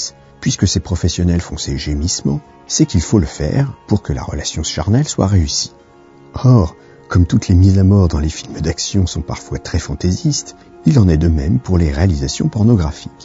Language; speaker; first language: French; native; French